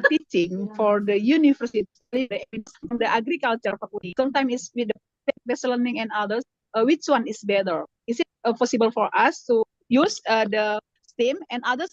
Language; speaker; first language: English; non-native, learner; Indonesian